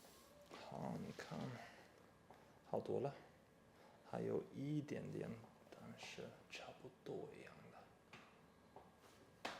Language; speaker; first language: Chinese; non-native, fluent; English